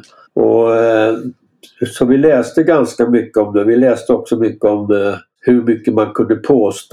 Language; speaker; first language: Swedish; native; Swedish